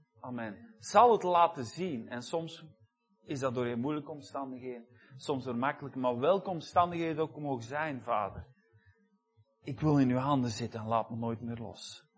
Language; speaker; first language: Dutch; native; Dutch